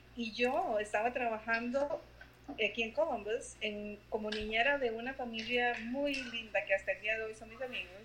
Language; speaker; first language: Spanish; native; Spanish